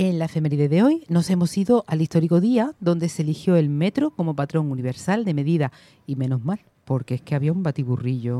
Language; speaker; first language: Spanish; native; Spanish